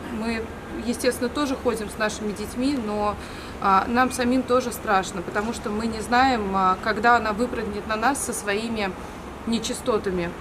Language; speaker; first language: Russian; native; Russian